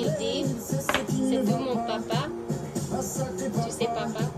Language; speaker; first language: French; non-native, fluent; English